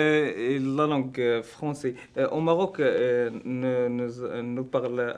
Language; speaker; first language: French; non-native, learner; Arabic